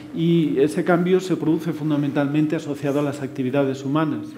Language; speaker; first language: Spanish; native; Spanish